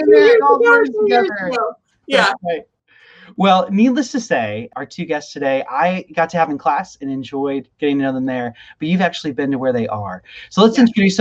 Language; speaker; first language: English; native; English